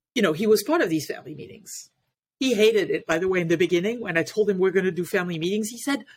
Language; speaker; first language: English; non-native, fluent; French